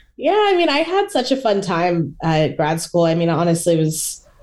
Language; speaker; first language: English; native; English